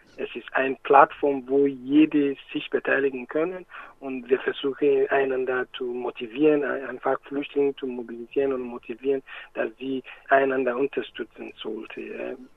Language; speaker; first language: German; non-native, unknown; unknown